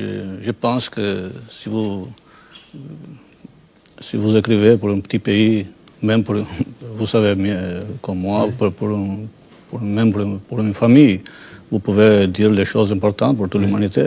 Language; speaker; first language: French; non-native, fluent; Albanian